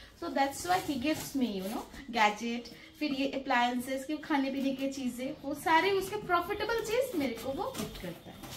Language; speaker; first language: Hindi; non-native, local second language; Bangla